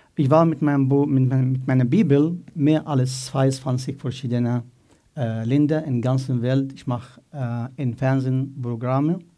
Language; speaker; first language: German; non-native, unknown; Arabic